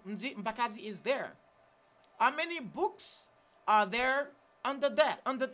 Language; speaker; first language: English; non-native, fluent; Haitian Creole